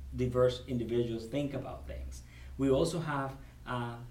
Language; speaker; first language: English; non-native, fluent; Spanish